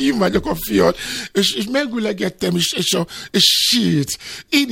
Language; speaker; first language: Hungarian; non-native, fluent; Albanian